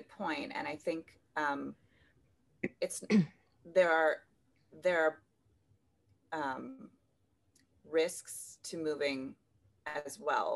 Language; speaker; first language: English; native; English